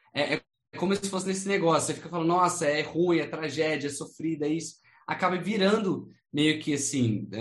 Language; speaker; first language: Portuguese; non-native, fluent; English